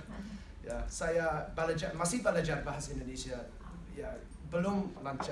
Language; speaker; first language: Indonesian; non-native, learner; English